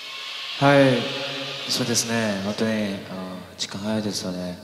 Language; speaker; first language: Japanese; non-native, fluent; Korean